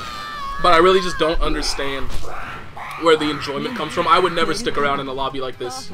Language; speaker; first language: English; native; English